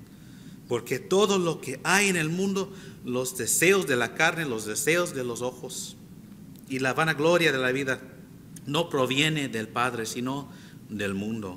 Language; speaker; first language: Spanish; non-native, fluent; English